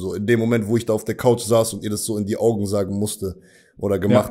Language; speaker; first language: German; native; German